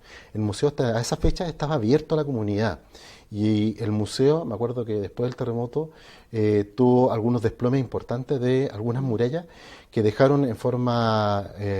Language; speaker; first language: Spanish; native; Spanish